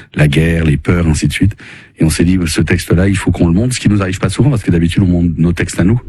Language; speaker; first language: French; native; French